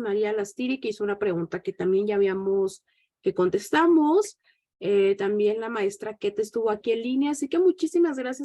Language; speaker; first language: Spanish; native; Spanish